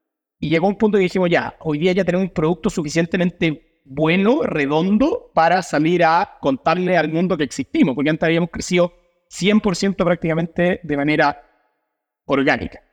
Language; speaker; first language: Spanish; native; Spanish